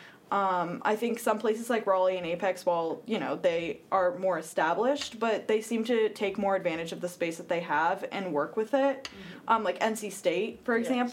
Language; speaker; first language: English; native; English